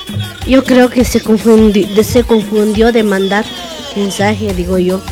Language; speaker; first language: Spanish; native; Spanish